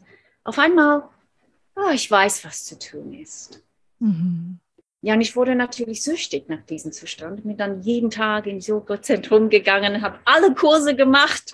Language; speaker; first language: German; non-native, fluent; English